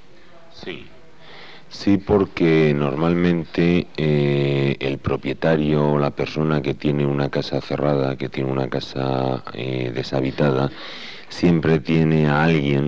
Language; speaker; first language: Spanish; native; Spanish